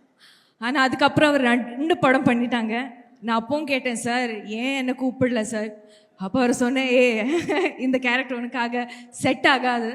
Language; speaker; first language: Tamil; non-native, learner; Malayalam